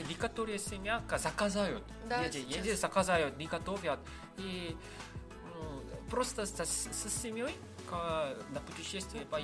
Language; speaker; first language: Russian; non-native, learner; Korean